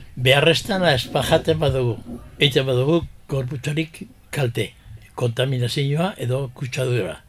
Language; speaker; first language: Basque; early bilingual, heritage; Basque